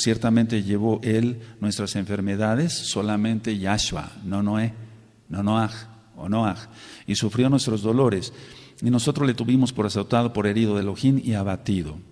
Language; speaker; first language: Spanish; native; Spanish